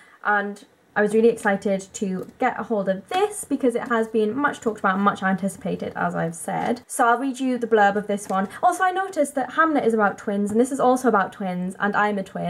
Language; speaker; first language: English; native; English